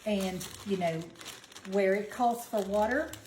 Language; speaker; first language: English; native; English